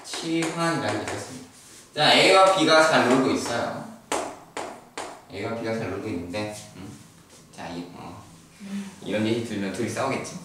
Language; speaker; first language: Korean; native; Korean